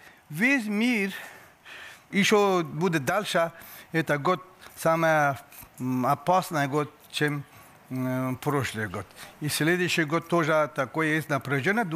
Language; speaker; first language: Russian; non-native, learner; Persian